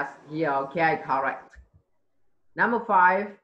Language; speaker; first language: English; non-native, fluent; Vietnamese